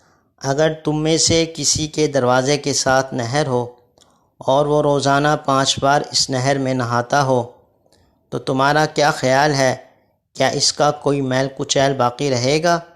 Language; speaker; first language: Urdu; native; Urdu